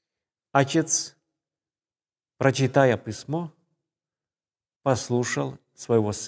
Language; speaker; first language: Russian; non-native, fluent; Serbian